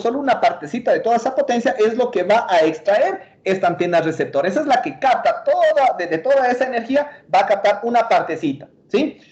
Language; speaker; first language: Spanish; native; Spanish